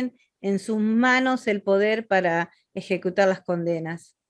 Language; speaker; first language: Spanish; native; Spanish